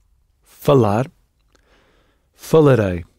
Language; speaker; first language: Portuguese; non-native, learner; English